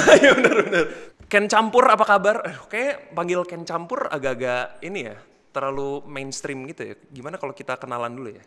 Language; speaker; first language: Indonesian; native; Indonesian